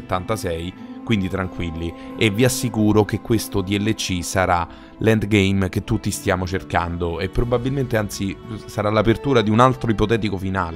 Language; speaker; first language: Italian; native; Italian